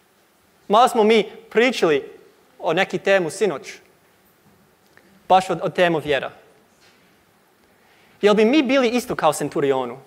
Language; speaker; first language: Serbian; non-native, learner; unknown